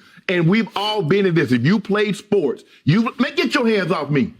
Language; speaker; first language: English; native; English